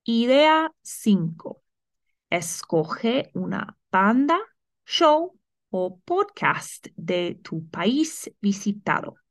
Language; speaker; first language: Spanish; non-native, fluent; English